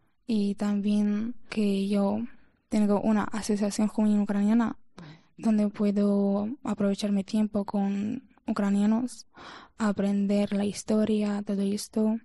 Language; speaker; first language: Spanish; non-native, learner; Ukrainian